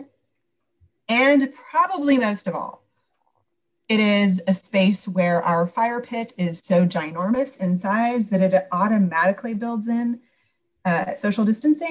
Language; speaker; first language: English; native; English